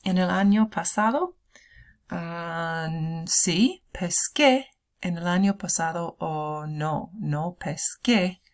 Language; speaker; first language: Spanish; non-native, fluent; English